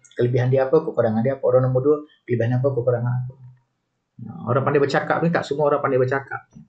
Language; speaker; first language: Malay; native; Malay